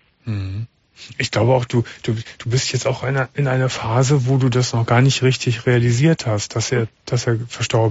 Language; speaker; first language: German; native; German